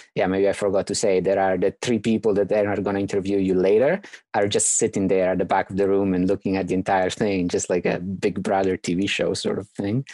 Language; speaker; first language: English; non-native, fluent; Italian